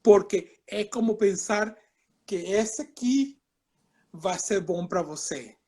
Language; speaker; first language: Portuguese; non-native, fluent; Spanish